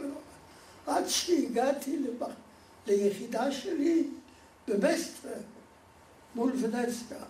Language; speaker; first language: Hebrew; non-native, fluent; Polish